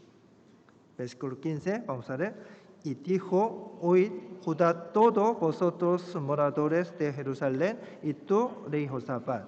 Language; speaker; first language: Spanish; non-native, fluent; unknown